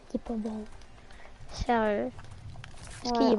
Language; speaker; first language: French; native; French